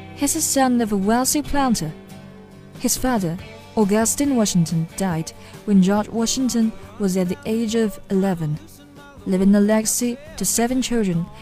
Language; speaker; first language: English; non-native, fluent; Chinese